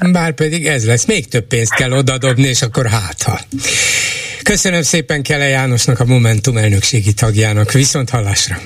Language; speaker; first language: Hungarian; native; Hungarian